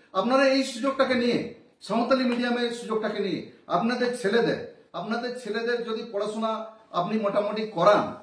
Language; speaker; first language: Bangla; non-native, local second language; Santali